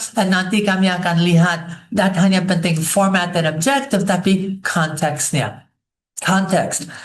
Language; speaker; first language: Indonesian; non-native, fluent; English